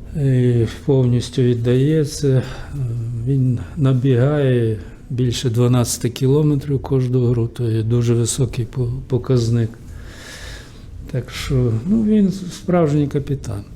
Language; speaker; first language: Ukrainian; native; Ukrainian